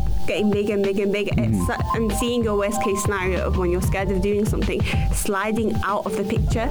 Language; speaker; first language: English; native; English